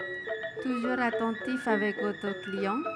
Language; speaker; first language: French; non-native, learner; Indonesian